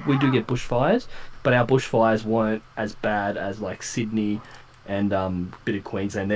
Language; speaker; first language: English; native; English